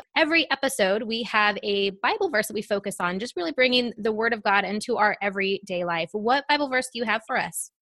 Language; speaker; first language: English; native; English